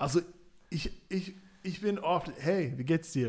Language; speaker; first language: German; non-native, fluent; English